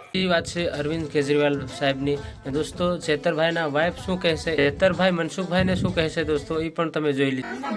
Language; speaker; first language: Gujarati; non-native, local second language; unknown